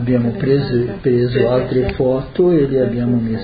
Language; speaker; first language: Italian; early bilingual, heritage; Portuguese